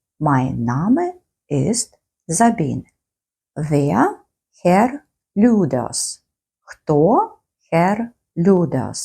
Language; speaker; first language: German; non-native, fluent; Ukrainian